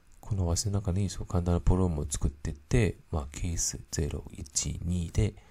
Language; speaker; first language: Japanese; non-native, fluent; Cantonese